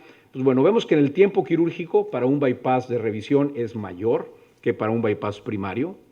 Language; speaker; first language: Spanish; native; Spanish